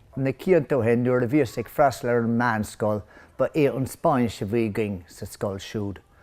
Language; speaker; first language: Irish; native; Irish